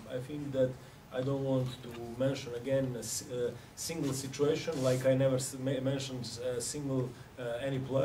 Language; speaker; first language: English; non-native, fluent; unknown